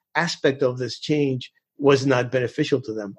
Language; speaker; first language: English; early bilingual, other home language; Spanish